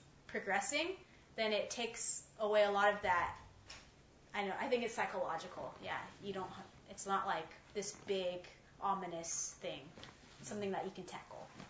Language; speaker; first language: English; early bilingual, other home language; Chinese